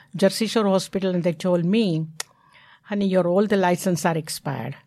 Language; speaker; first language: English; non-native, local second language; Gujarati